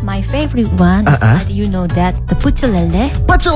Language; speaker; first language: English; non-native, learner; Korean